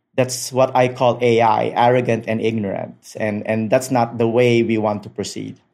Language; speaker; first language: English; non-native, local second language; Filipino